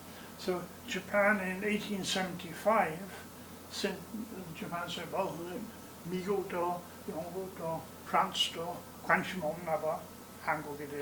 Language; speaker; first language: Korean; non-native, learner; English